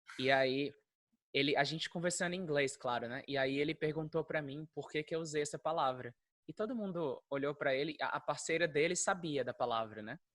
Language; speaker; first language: Portuguese; native; Portuguese